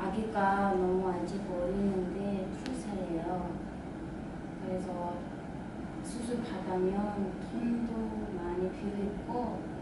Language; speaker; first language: Korean; non-native, learner; Mongolian